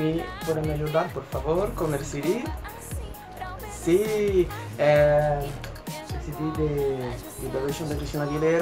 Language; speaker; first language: Spanish; non-native, fluent; Portuguese